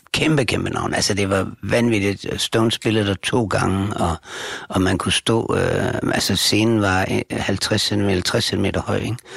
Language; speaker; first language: Danish; native; Danish